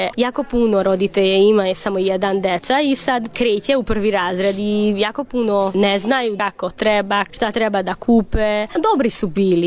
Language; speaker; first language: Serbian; non-native, local second language; Hungarian